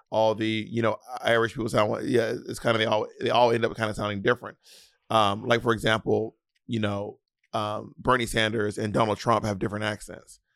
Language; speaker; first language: English; native; English